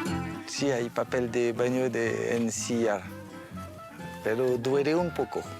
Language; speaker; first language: Spanish; non-native, learner; French